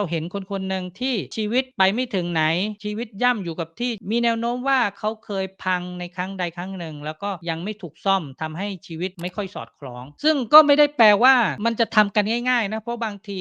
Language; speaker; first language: Thai; native; Thai